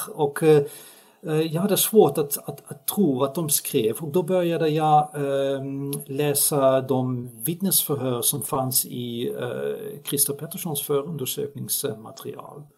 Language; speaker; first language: Swedish; non-native, fluent; Dutch